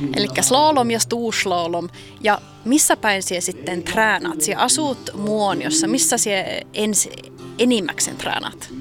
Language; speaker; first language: Finnish; native; Finnish